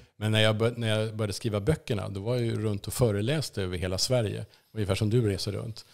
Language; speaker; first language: Swedish; native; Swedish